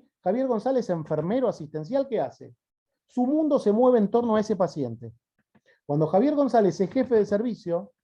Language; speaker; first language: Spanish; native; Spanish